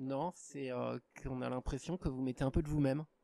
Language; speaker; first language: French; native; French